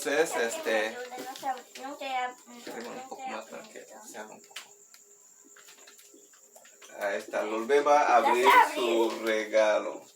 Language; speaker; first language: Spanish; native; Spanish